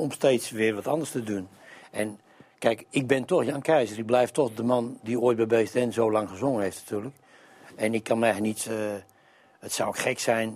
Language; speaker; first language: Dutch; native; Dutch